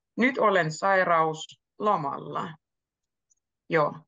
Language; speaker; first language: Finnish; native; Finnish